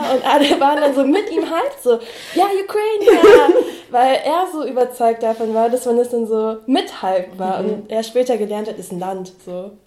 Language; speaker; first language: German; early bilingual, other home language; Vietnamese